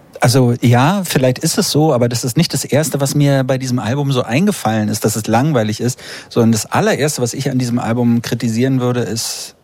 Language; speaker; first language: German; native; German